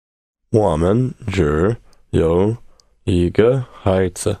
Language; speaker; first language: Chinese; non-native, learner; English